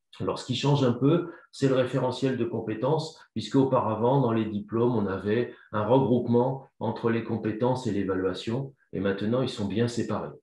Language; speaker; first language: French; native; French